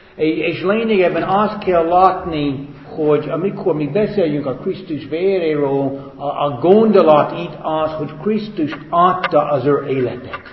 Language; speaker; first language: Hungarian; non-native, fluent; English